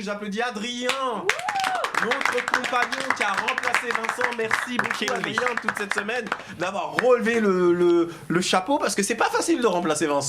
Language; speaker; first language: French; native; French